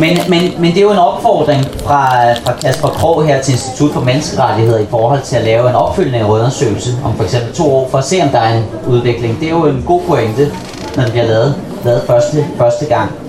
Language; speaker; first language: Danish; native; Danish